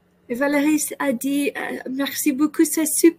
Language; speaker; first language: French; non-native, learner; English